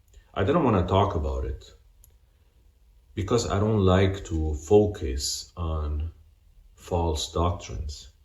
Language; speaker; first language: English; non-native, fluent; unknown